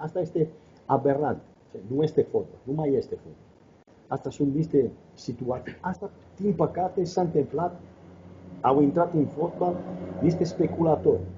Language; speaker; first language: Romanian; non-native, fluent; Italian